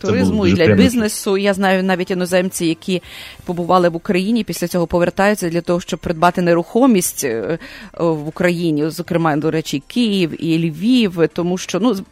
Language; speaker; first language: Ukrainian; native; Ukrainian